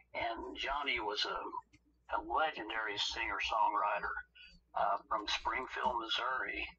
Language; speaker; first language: English; native; English